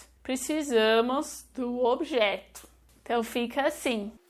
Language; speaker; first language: Portuguese; non-native, fluent; English